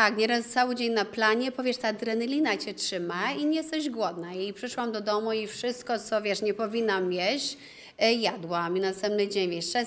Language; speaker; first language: Polish; early bilingual, other home language; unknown